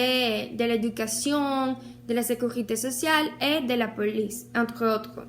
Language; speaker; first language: French; non-native, learner; Spanish